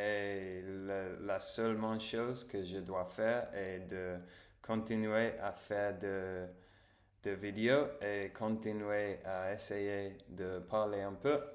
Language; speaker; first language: French; non-native, learner; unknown